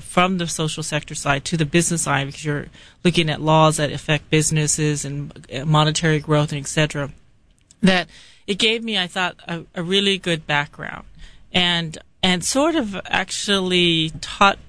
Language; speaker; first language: English; native; English